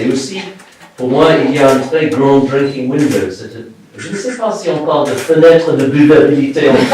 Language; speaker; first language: French; non-native, fluent; English